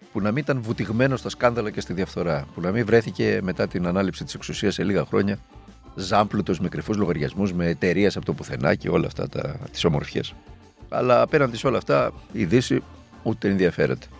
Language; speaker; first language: Greek; native; Greek